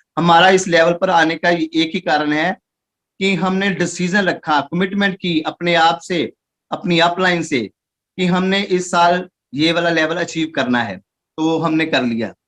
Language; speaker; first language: Hindi; non-native, local second language; Punjabi